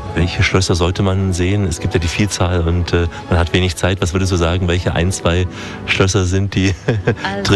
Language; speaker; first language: German; native; German